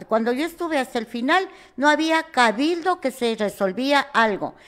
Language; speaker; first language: Spanish; native; Spanish